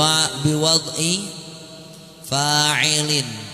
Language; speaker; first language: Arabic; non-native, fluent; Indonesian